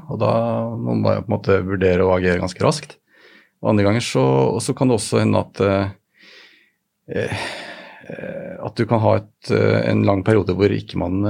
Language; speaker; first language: Norwegian; native; Norwegian